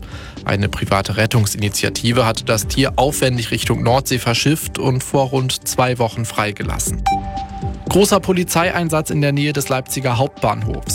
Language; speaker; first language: German; native; German